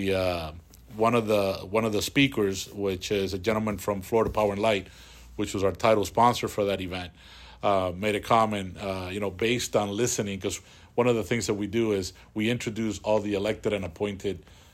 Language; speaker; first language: English; early bilingual, other home language; Spanish